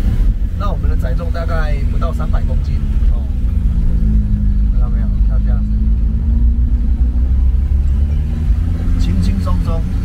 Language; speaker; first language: Chinese; native; Chinese